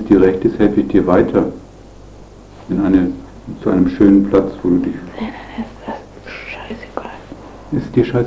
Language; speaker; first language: German; native; German